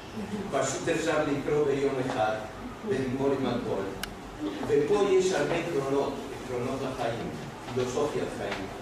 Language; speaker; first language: Hebrew; non-native, fluent; Spanish